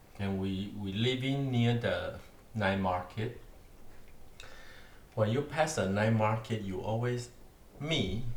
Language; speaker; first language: English; non-native, learner; Chinese